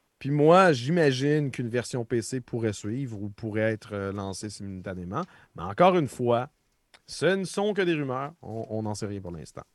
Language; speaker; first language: French; native; French